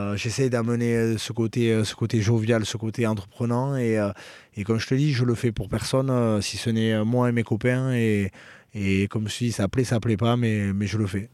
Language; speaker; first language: French; native; French